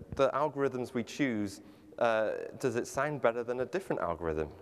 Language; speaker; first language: English; native; English